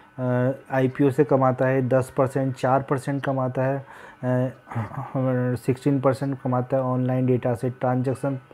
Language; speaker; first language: Hindi; native; Hindi